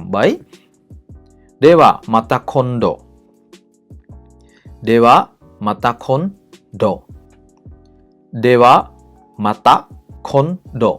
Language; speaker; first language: Japanese; non-native, fluent; Khmer